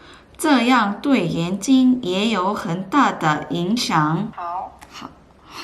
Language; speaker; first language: Chinese; non-native, learner; Korean